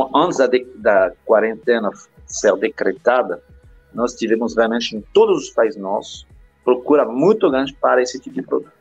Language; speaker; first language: Portuguese; non-native, fluent; French